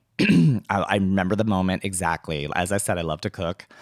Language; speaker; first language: English; native; English